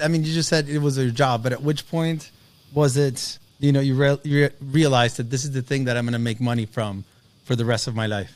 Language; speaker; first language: English; non-native, fluent; Spanish